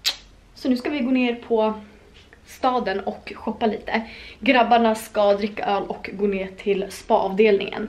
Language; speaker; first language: Swedish; native; Swedish